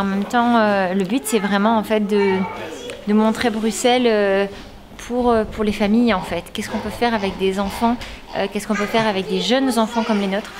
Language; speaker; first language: French; native; French